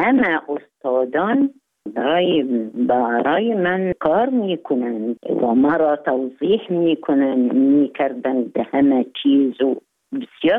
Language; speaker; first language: Persian; non-native, fluent; Arabic